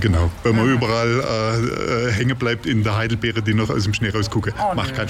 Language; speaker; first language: German; native; German